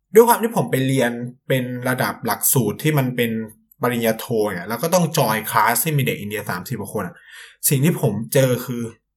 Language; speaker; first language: Thai; native; Thai